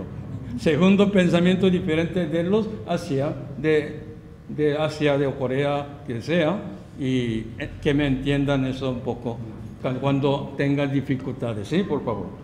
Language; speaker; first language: Spanish; non-native, learner; Korean